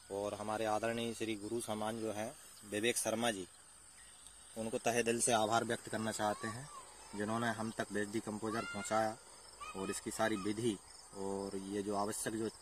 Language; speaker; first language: Hindi; native; Hindi